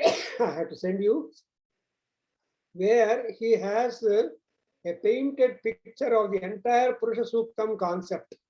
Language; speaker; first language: English; non-native, local second language; Telugu